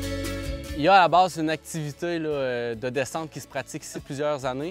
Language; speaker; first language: French; native; French